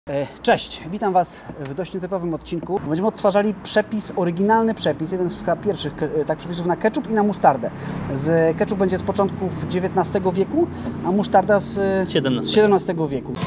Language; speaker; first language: Polish; native; Polish